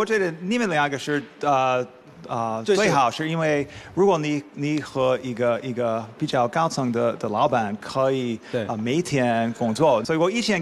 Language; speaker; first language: Chinese; non-native, learner; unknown